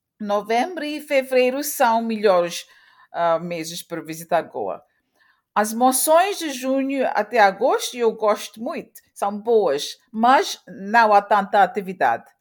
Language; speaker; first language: Portuguese; early bilingual, heritage; Portuguese